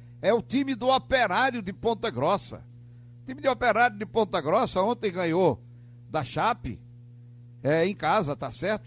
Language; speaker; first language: Portuguese; native; Portuguese